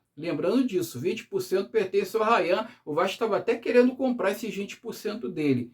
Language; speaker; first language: Portuguese; native; Portuguese